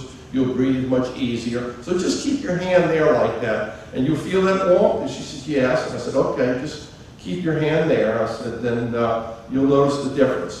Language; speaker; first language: English; native; English